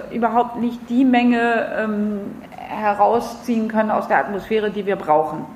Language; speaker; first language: German; non-native, fluent; French